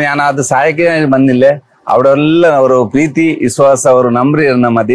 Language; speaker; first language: Malayalam; non-native, learner; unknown